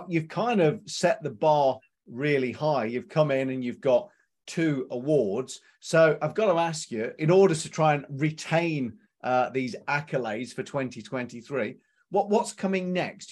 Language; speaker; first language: English; native; English